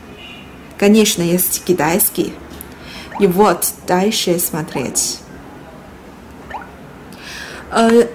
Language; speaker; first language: Russian; non-native, learner; Chinese